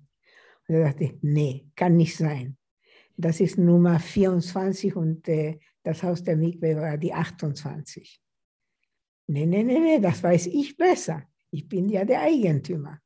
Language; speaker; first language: German; non-native, fluent; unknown